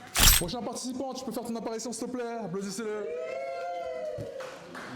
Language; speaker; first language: French; native; French